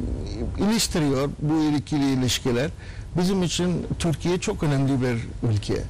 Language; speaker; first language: Turkish; non-native, learner; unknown